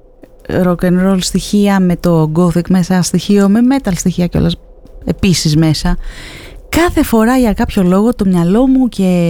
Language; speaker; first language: Greek; native; Greek